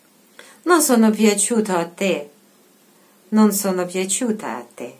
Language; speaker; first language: Italian; non-native, fluent; Russian